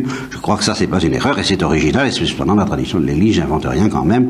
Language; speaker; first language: French; native; French